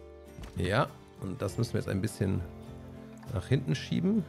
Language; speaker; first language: German; native; German